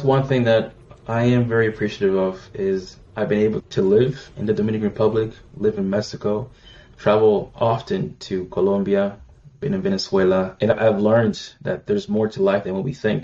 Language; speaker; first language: English; native; English